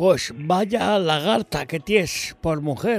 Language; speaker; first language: Spanish; native; Spanish